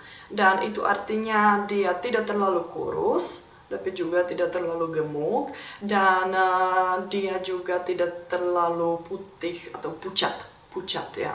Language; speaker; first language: Indonesian; non-native, fluent; Czech